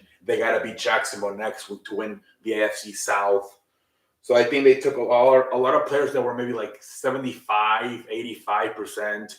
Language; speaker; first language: English; native; English